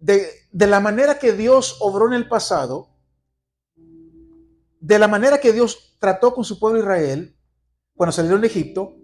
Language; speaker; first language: Spanish; native; Spanish